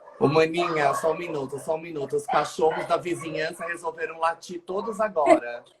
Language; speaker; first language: Portuguese; native; Portuguese